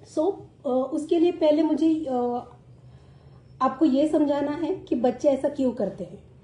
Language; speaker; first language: Hindi; non-native, local second language; Marathi